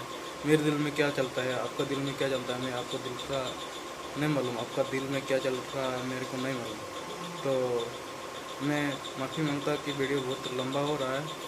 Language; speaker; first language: Hindi; non-native, local second language; Santali